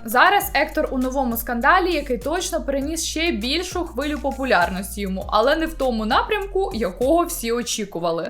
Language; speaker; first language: Ukrainian; native; Ukrainian